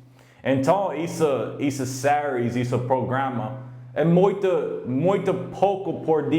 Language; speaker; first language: Portuguese; non-native, learner; English